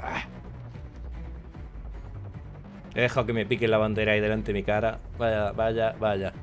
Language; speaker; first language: Spanish; native; Spanish